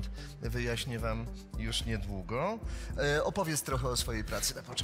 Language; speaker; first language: Polish; native; Polish